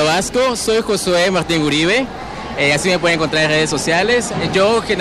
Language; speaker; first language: Spanish; native; Spanish